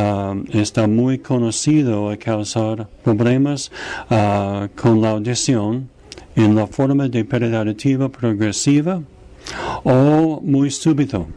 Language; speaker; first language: Spanish; non-native, fluent; English